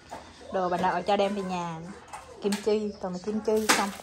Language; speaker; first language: Korean; non-native, learner; Vietnamese